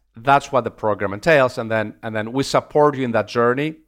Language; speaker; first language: English; non-native, fluent; Greek